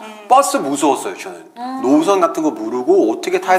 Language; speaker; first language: Korean; non-native, fluent; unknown